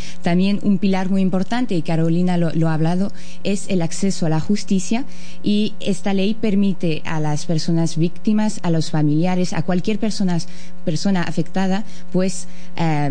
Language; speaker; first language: Spanish; non-native, fluent; French